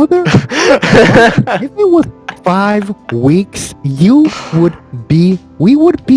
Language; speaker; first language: English; native; English